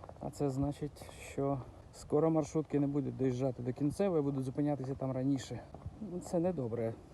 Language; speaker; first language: Ukrainian; non-native, local second language; Russian